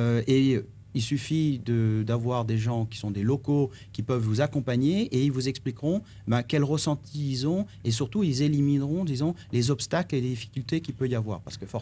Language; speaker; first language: French; native; French